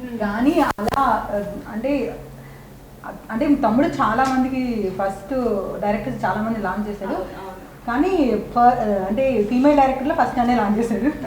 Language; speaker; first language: Telugu; native; Telugu